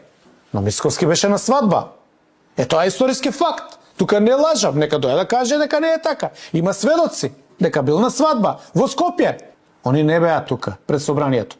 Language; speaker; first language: Macedonian; native; Macedonian